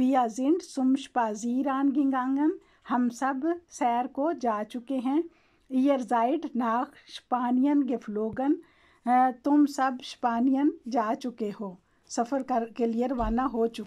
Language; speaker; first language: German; non-native, learner; Urdu